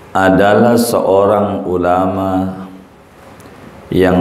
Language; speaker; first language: Indonesian; native; Indonesian